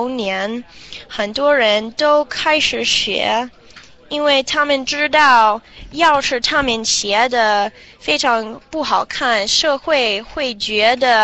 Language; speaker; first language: Chinese; non-native, learner; English